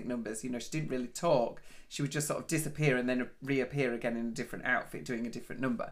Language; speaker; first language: English; native; English